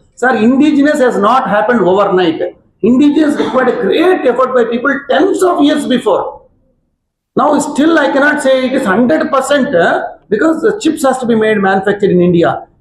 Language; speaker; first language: English; non-native, local second language; Telugu